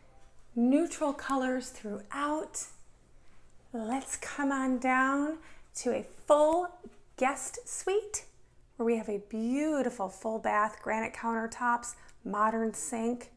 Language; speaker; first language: English; native; English